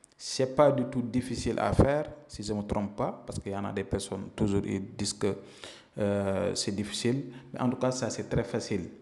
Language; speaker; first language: French; non-native, local second language; Wolof